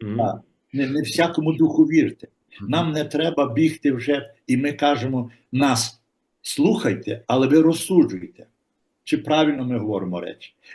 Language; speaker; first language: Ukrainian; native; Ukrainian